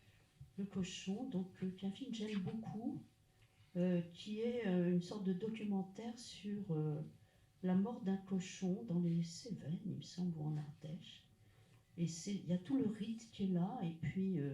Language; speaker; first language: French; native; French